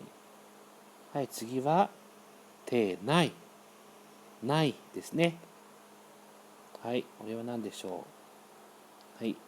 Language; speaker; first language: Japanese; non-native, fluent; Vietnamese